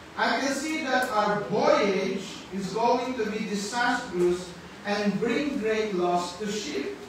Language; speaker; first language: English; non-native, local second language; Filipino